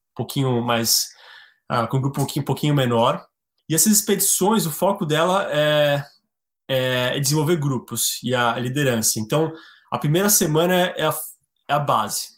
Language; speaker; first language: Portuguese; native; Portuguese